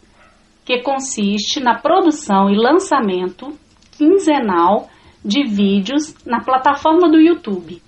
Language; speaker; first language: Portuguese; native; Portuguese